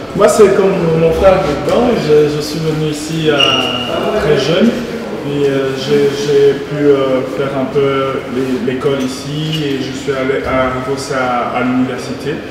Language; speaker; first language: French; early bilingual, other home language; Lingala